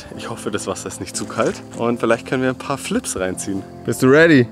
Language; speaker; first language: German; native; German